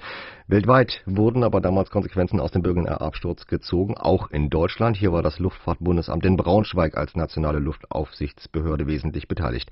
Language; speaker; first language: German; native; German